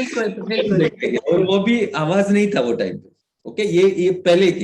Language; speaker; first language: Hindi; native; Hindi